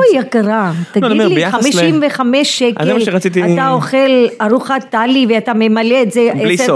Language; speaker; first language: Hebrew; native; Hebrew